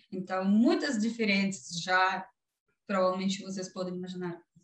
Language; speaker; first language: Portuguese; non-native, learner; Russian